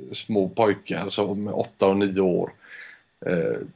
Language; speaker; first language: Swedish; early bilingual, heritage; Spanish